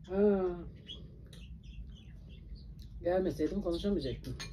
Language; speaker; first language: Turkish; native; Turkish